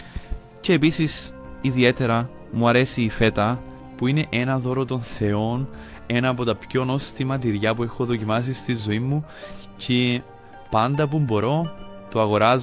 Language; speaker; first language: Greek; non-native, learner; Portuguese